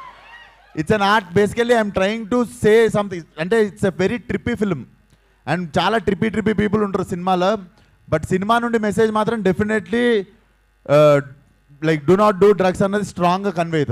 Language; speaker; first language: Telugu; native; Telugu